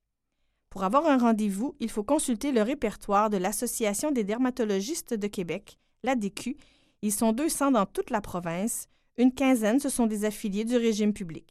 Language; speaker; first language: French; native; French